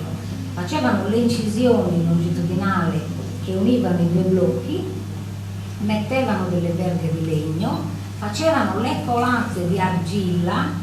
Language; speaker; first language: Italian; native; Italian